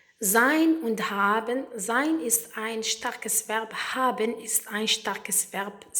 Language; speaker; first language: German; non-native, learner; Arabic